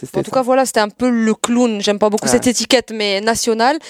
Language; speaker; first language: French; non-native, local second language; Arabic